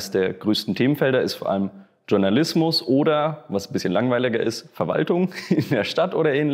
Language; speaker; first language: German; native; German